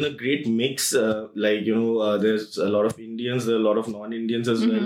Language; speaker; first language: English; non-native, local second language; Bangla